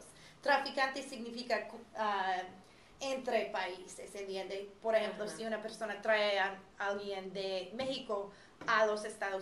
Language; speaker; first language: Spanish; non-native, fluent; English